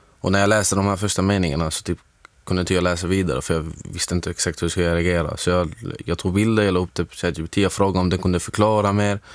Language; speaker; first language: Swedish; non-native, fluent; Arabic